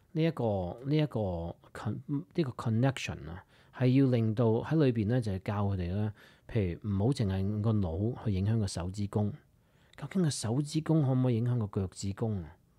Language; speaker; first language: Cantonese; early bilingual, heritage; Cantonese